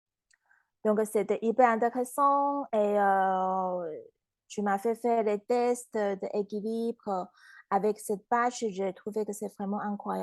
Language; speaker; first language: French; non-native, fluent; Chinese